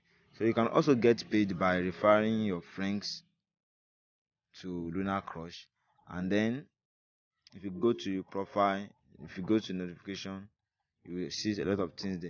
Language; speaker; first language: English; non-native, local second language; Yoruba